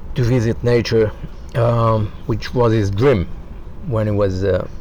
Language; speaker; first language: English; non-native, fluent; Hebrew